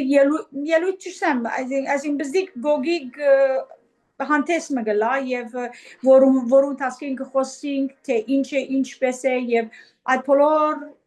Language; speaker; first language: Armenian; early bilingual, heritage; Armenian